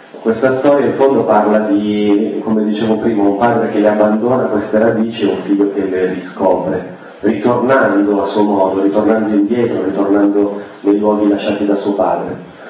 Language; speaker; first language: Italian; native; Italian